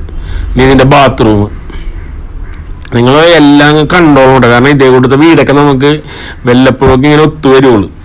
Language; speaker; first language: Malayalam; native; Malayalam